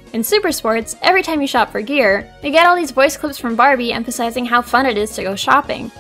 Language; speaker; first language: English; native; English